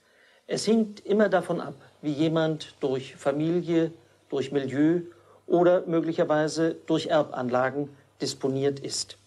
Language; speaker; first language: German; native; German